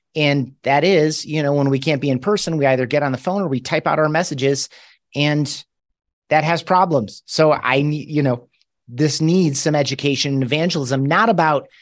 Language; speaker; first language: English; native; English